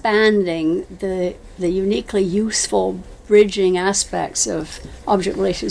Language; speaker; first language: English; native; English